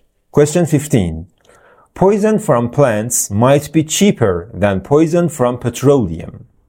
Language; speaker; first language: English; non-native, fluent; Persian